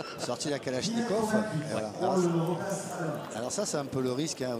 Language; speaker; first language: French; native; French